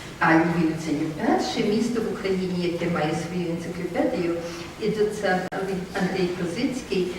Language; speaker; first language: Ukrainian; native; Ukrainian